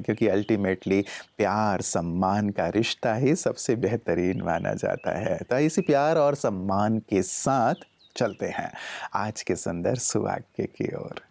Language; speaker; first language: Hindi; native; Hindi